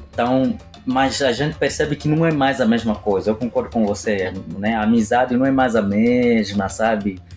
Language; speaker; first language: Portuguese; native; Portuguese